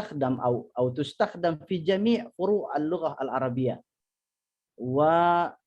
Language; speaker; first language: Arabic; non-native, fluent; Indonesian